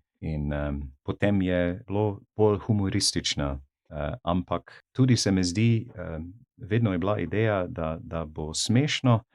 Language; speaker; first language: Slovenian; non-native, fluent; English